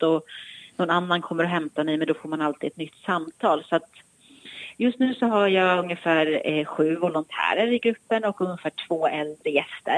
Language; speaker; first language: Swedish; native; Swedish